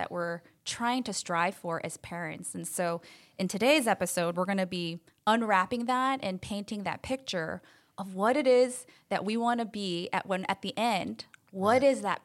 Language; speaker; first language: English; native; English